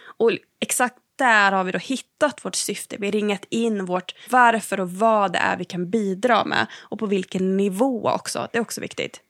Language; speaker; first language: Swedish; native; Swedish